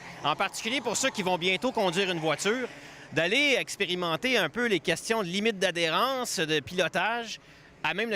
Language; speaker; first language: French; native; French